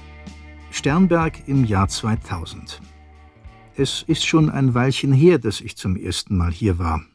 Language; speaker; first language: German; native; German